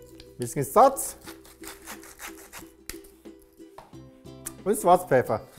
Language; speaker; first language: German; non-native, learner; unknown